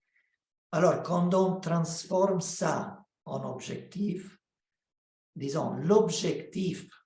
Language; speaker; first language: French; non-native, fluent; Italian